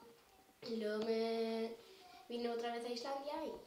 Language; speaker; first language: Spanish; early bilingual, other home language; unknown